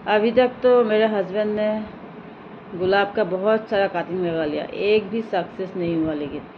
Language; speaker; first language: Hindi; non-native, local second language; Assamese